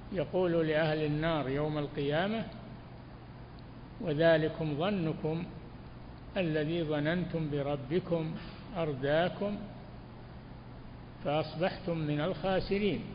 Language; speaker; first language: Arabic; native; Arabic